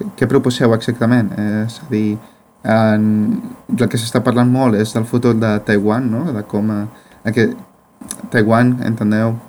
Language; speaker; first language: Catalan; non-native, fluent; Spanish